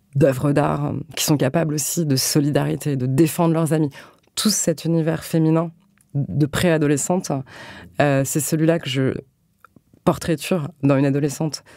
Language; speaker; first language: French; native; French